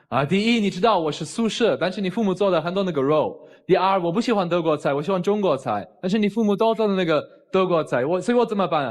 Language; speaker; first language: Chinese; non-native, fluent; German